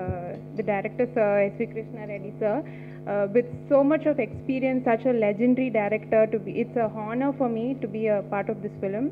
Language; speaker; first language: Telugu; non-native, learner; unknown